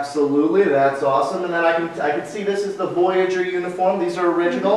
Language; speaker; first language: English; native; English